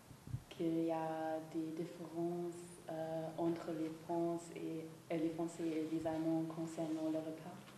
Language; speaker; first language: French; non-native, fluent; German